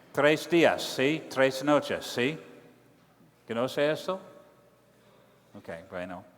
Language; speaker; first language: Spanish; non-native, learner; English